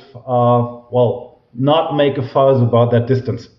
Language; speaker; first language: English; non-native, fluent; German